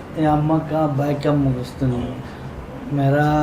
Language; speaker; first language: Hindi; non-native, local second language; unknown